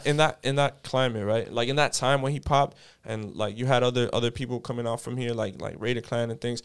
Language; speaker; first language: English; early bilingual, other home language; Spanish